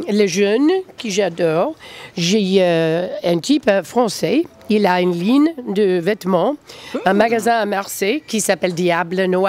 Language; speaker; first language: French; non-native, fluent; English